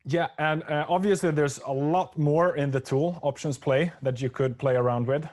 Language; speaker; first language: English; non-native, fluent; Swedish